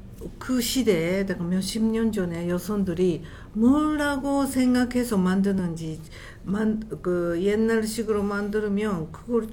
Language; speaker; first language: Korean; non-native, learner; Japanese